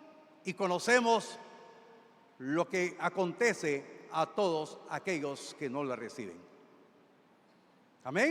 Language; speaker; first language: Spanish; native; Spanish